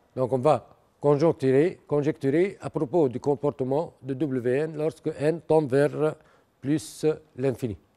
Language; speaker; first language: French; non-native, local second language; Arabic